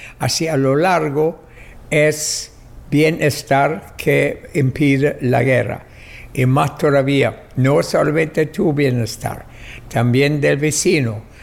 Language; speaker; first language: Spanish; non-native, fluent; German